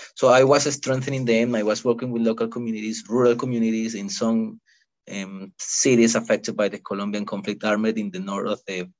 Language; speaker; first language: English; non-native, fluent; Spanish